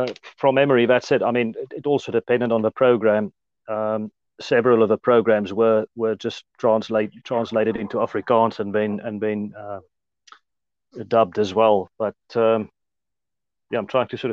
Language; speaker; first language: English; non-native, local second language; Afrikaans